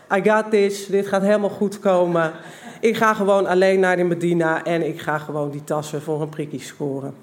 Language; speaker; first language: Dutch; native; Dutch